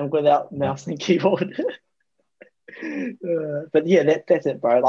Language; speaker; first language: English; native; English